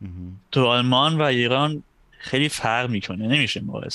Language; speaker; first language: Persian; non-native, fluent; German